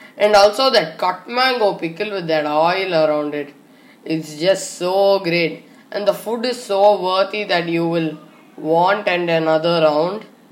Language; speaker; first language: English; non-native, local second language; Tamil